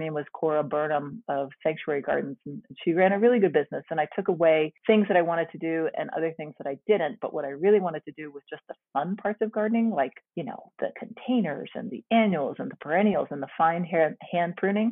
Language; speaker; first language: English; native; English